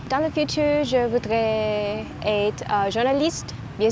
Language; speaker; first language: French; non-native, learner; Vietnamese